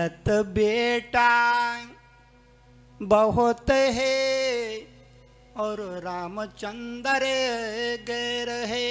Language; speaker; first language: Hindi; native; Hindi